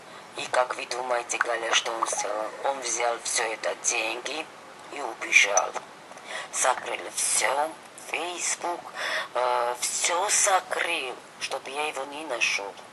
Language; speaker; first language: Russian; non-native, fluent; Georgian